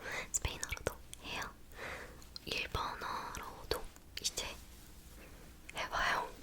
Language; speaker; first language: Korean; non-native, fluent; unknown